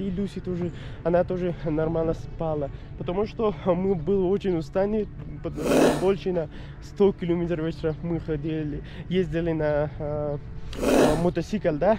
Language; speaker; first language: Russian; non-native, learner; Pashto